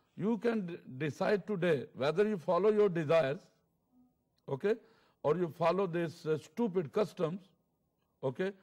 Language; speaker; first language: English; non-native, local second language; Urdu